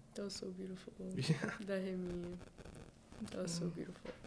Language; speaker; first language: English; early bilingual, other home language; Arabic